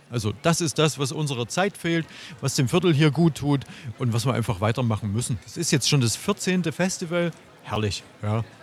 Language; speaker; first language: German; native; German